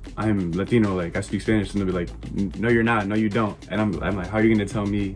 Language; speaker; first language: English; native; English